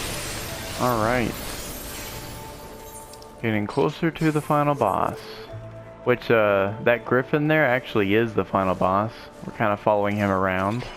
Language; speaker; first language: English; native; English